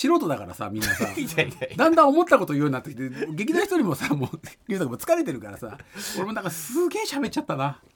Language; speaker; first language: Japanese; native; Japanese